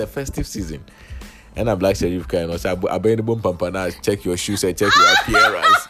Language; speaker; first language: English; non-native, local second language; Akan